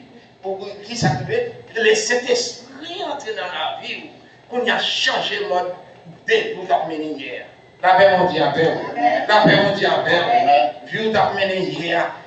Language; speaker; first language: French; non-native, local second language; Haitian Creole